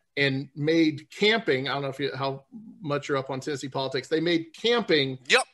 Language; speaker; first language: English; native; English